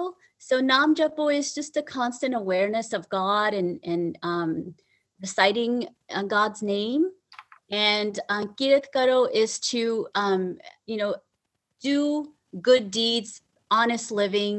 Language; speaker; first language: English; early bilingual, other home language; Punjabi